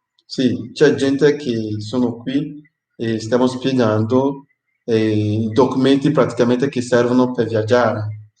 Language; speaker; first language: Italian; non-native, fluent; English